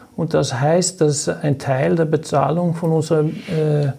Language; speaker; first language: German; non-native, fluent; Norwegian